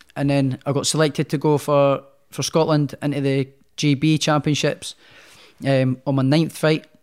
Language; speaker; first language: English; native; English